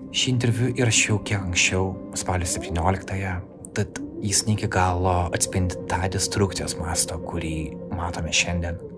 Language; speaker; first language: Lithuanian; native; Lithuanian